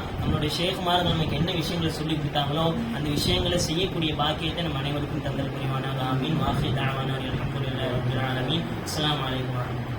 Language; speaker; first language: Tamil; native; Tamil